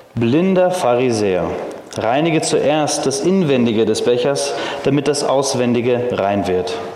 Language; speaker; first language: German; early bilingual, heritage; German